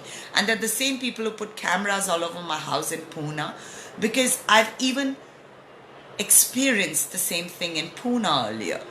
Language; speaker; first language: English; non-native, local second language; Hindi